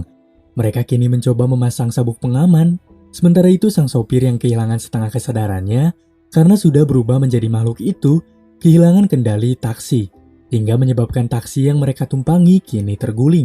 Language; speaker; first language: Indonesian; native; Indonesian